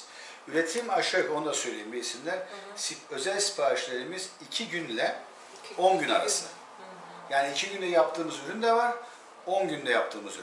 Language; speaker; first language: Turkish; native; Turkish